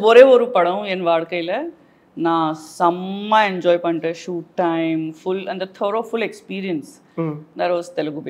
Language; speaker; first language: Tamil; non-native, learner; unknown